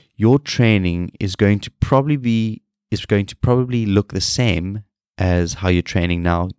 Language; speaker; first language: English; native; English